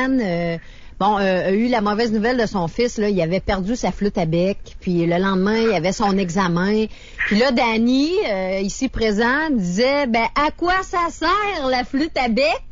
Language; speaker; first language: French; native; French